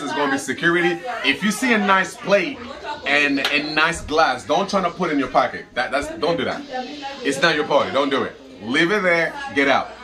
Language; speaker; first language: English; early bilingual, other home language; French